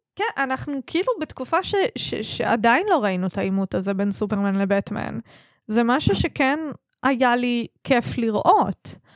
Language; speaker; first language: Hebrew; native; Hebrew